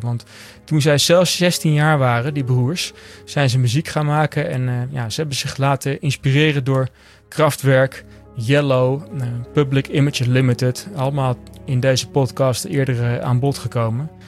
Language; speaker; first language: Dutch; native; Dutch